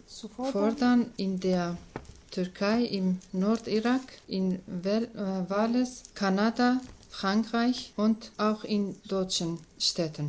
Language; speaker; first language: German; non-native, learner; Kurdish